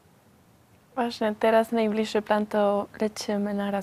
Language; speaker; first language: Polish; non-native, learner; Spanish